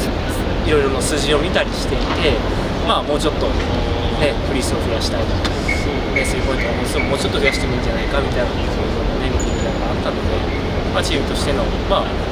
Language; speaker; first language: Japanese; native; Japanese